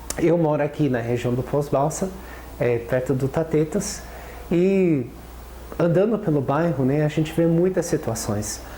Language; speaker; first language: Portuguese; non-native, fluent; English